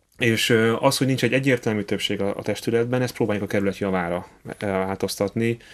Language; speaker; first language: Hungarian; native; Hungarian